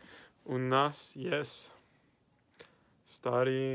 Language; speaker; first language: Russian; non-native, learner; English